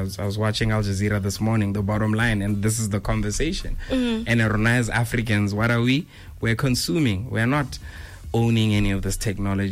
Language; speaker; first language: English; non-native, local second language; Tswana